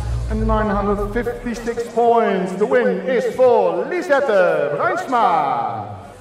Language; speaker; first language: English; non-native, fluent; Dutch